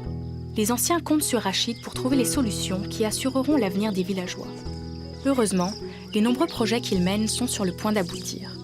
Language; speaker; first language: French; native; French